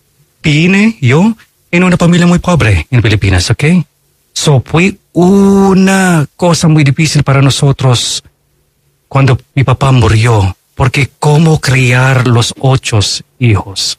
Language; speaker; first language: Spanish; non-native, fluent; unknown